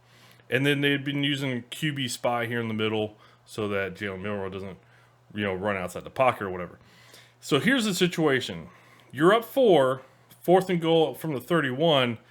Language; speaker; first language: English; native; English